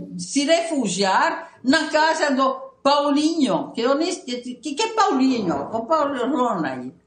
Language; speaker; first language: Portuguese; non-native, fluent; Italian